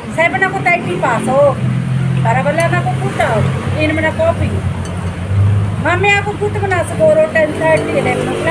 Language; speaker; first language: Filipino; non-native, learner; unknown